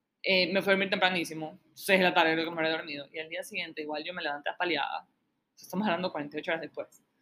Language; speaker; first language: Spanish; native; Spanish